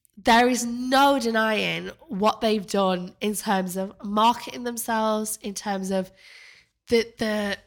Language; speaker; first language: English; native; English